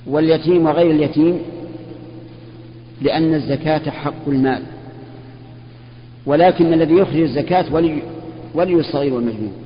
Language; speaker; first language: Arabic; native; Arabic